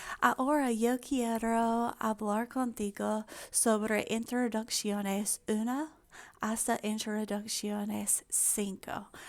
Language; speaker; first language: Spanish; non-native, fluent; English